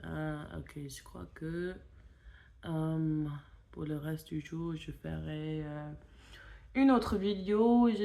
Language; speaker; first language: French; non-native, fluent; English